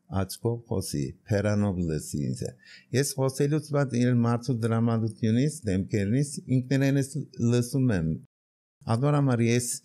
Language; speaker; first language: Armenian; early bilingual, heritage; Armenian